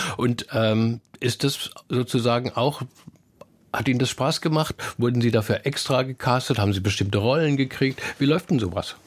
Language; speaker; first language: German; native; German